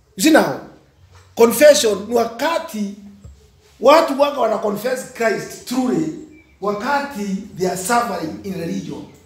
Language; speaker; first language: English; non-native, local second language; Swahili